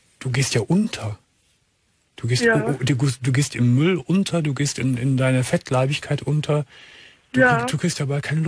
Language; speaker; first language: German; native; German